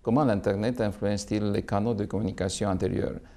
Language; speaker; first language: French; non-native, fluent; Romanian